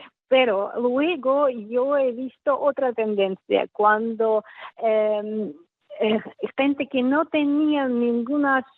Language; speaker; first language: Spanish; non-native, fluent; Russian